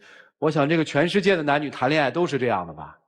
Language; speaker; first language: Chinese; native; Chinese